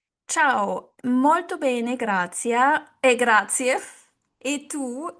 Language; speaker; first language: Italian; non-native, learner; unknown